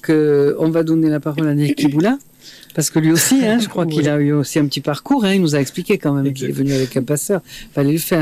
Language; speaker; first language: French; native; French